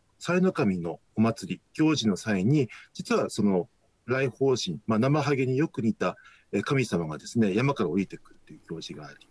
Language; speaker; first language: Japanese; native; Japanese